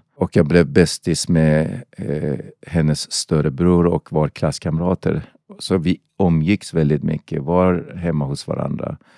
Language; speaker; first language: Swedish; non-native, fluent; Persian